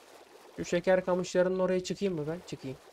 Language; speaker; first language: Turkish; native; Turkish